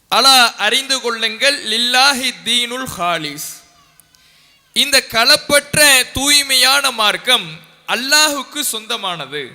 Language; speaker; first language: Tamil; native; Tamil